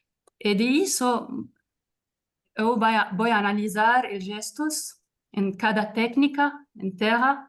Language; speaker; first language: Spanish; non-native, fluent; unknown